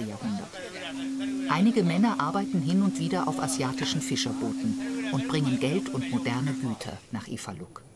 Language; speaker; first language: German; native; German